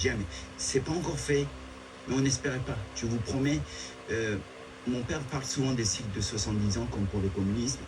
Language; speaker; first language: French; early bilingual, other home language; Persian